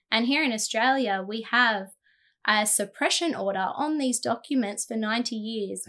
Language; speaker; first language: English; native; English